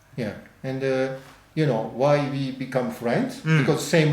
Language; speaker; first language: English; non-native, learner; Japanese